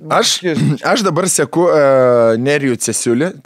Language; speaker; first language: Lithuanian; native; Lithuanian